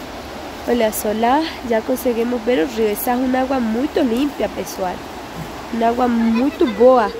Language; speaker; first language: Portuguese; non-native, local second language; Spanish